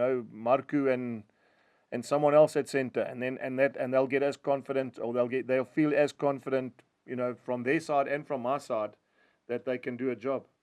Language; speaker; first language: English; native; English